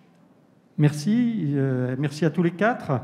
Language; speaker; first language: French; native; French